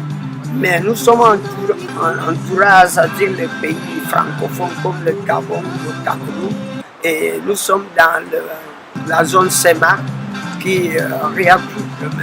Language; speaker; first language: French; non-native, fluent; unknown